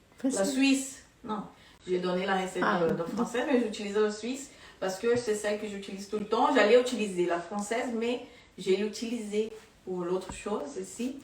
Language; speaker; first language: French; non-native, fluent; Portuguese